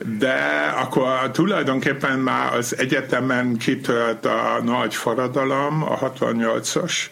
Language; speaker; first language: Hungarian; non-native, fluent; German